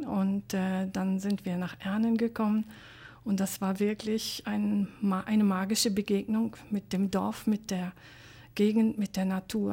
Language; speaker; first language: German; native; German